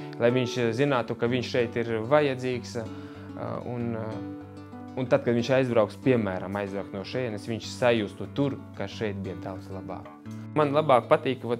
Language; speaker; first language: Latvian; native; Latvian